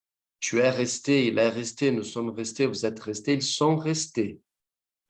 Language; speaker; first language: French; non-native, fluent; Portuguese